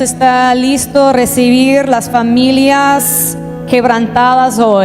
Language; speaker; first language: Spanish; native; Spanish